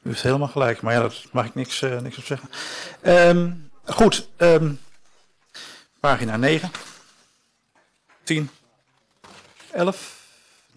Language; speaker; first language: Dutch; native; Dutch